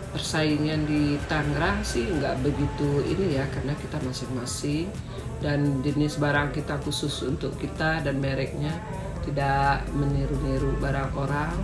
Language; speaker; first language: Indonesian; non-native, local second language; Minangkabau